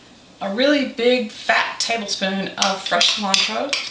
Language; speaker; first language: English; native; English